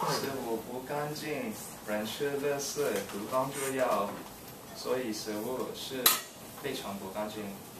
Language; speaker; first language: Chinese; non-native, learner; English